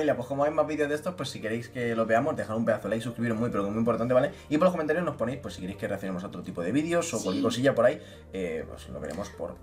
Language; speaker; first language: Spanish; native; Spanish